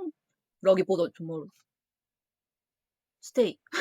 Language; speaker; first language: Korean; non-native, fluent; Japanese